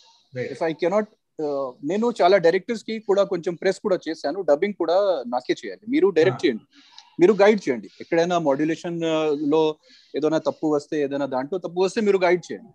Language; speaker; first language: Telugu; non-native, local second language; Hindi